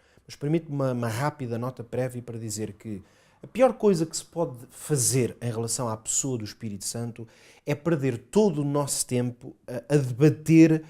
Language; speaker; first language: Portuguese; native; Portuguese